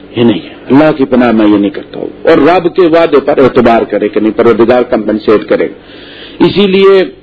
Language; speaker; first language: Urdu; non-native, local second language; Punjabi